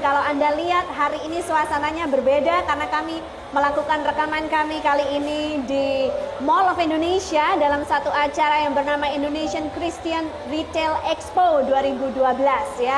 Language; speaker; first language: Indonesian; native; Indonesian